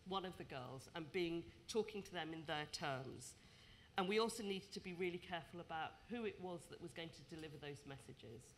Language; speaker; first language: English; native; English